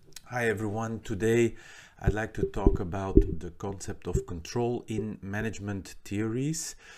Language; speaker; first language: English; non-native, fluent; Dutch